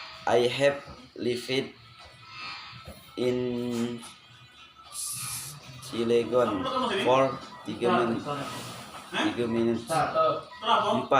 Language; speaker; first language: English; non-native, learner; Indonesian